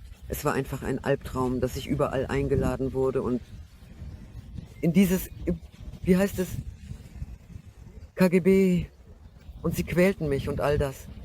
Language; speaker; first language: German; non-native, fluent; Russian